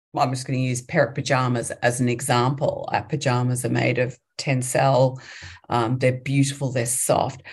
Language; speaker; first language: English; native; English